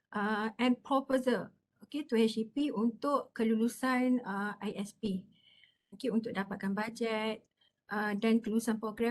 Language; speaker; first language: Malay; native; Malay